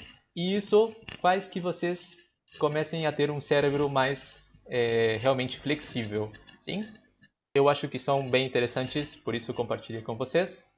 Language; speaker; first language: Portuguese; non-native, fluent; Spanish